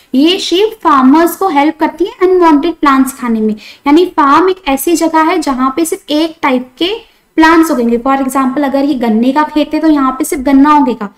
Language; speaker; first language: Hindi; non-native, local second language; Marathi